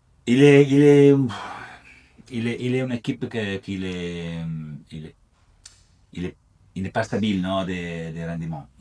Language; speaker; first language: French; non-native, learner; Italian